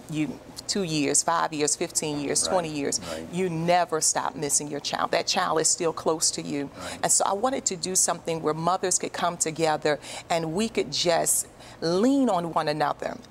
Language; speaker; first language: English; native; English